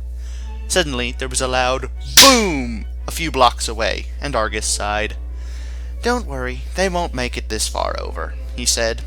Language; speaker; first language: English; native; English